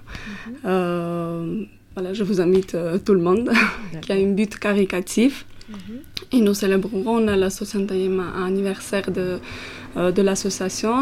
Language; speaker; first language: French; non-native, fluent; Armenian